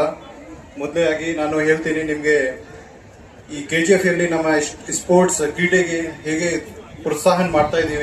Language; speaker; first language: Kannada; non-native, fluent; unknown